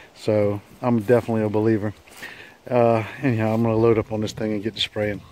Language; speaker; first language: English; native; English